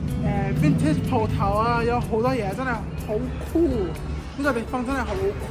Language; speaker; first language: Cantonese; non-native, fluent; English